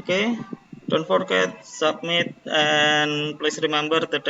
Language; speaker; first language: English; non-native, learner; Indonesian